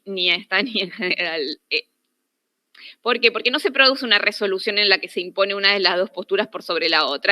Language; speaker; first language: Spanish; native; Spanish